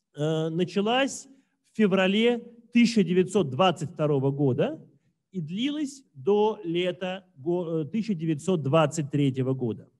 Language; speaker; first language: Russian; native; Russian